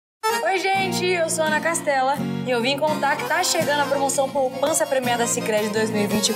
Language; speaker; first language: Portuguese; native; Portuguese